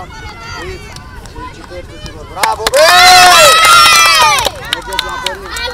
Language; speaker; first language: Romanian; native; Romanian